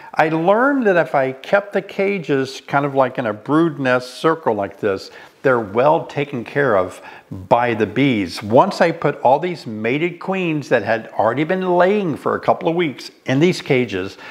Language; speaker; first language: English; native; English